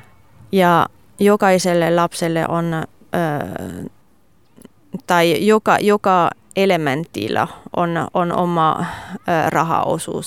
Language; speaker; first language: Finnish; non-native, fluent; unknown